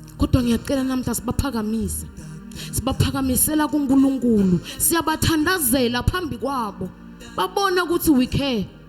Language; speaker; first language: Zulu; non-native, local second language; Swati